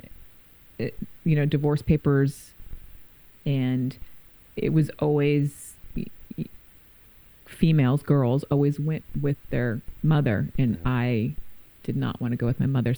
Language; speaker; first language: English; native; English